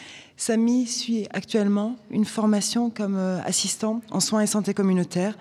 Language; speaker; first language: French; native; French